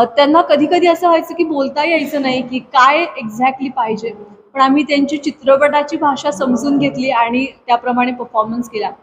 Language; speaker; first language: Marathi; native; Marathi